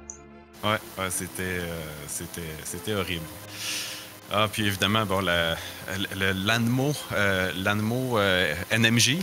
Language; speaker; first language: French; native; French